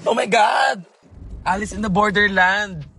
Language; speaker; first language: English; non-native, local second language; Cebuano